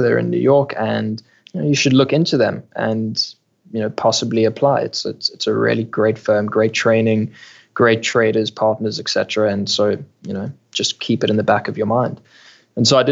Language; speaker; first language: English; native; English